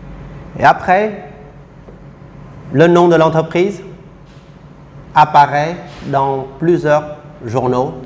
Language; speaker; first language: French; non-native, fluent; Vietnamese